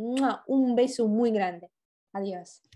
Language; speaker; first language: Spanish; non-native, fluent; Russian